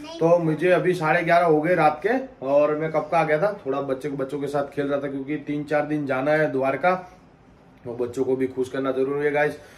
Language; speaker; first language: Hindi; non-native, local second language; Gujarati